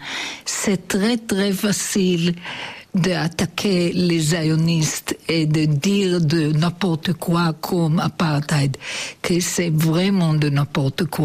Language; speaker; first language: French; non-native, learner; Hebrew